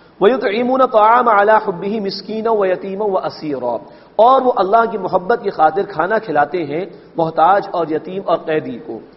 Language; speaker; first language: Urdu; native; Urdu